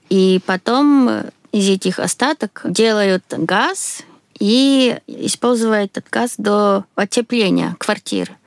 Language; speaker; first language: Russian; non-native, fluent; Swedish